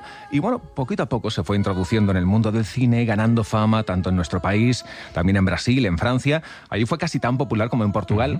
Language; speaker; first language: Spanish; native; Spanish